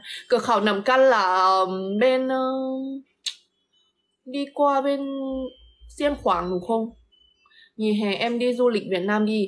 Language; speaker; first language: Vietnamese; non-native, fluent; Lao